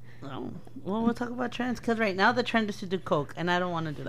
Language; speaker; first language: English; early bilingual, other home language; Spanish